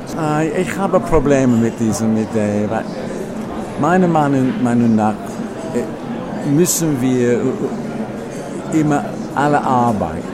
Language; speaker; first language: German; non-native, fluent; English